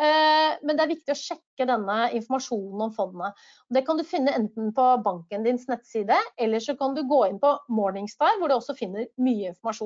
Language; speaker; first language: Norwegian; native; Norwegian